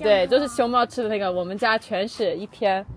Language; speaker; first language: Chinese; non-native, fluent; English